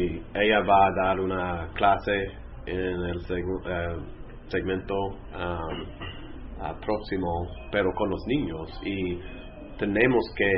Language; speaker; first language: Spanish; non-native, fluent; English